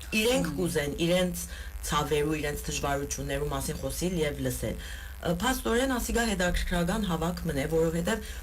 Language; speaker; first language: Armenian; early bilingual, heritage; Armenian